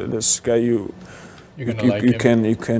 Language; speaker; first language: English; non-native, learner; Russian